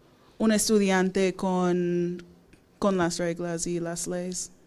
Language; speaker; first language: Spanish; non-native, fluent; English